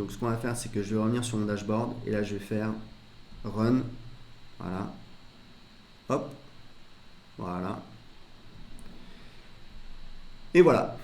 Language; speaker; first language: French; native; French